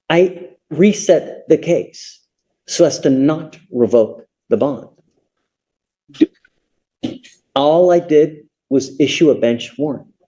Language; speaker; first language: English; native; English